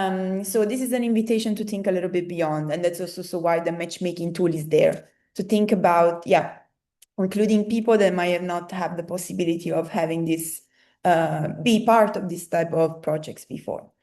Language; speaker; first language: English; non-native, fluent; Italian